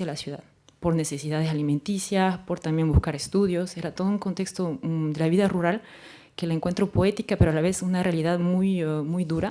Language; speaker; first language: Spanish; native; Spanish